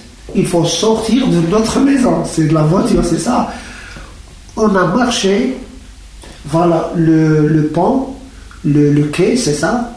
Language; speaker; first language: French; non-native, learner; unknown